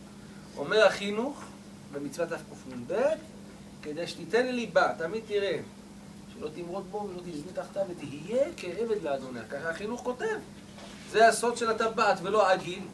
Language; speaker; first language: Hebrew; native; Hebrew